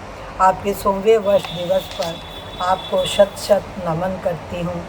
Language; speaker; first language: Hindi; native; Hindi